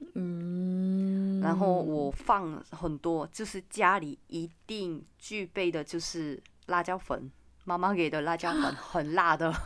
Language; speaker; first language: Chinese; non-native, fluent; Korean